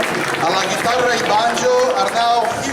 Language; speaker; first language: Catalan; non-native, learner; Portuguese